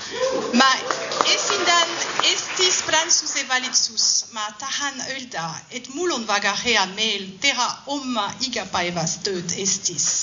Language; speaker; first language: Estonian; non-native, learner; French